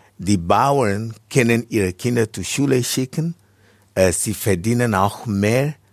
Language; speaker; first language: German; non-native, fluent; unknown